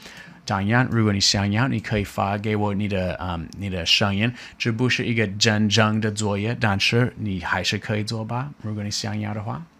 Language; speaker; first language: Chinese; non-native, fluent; English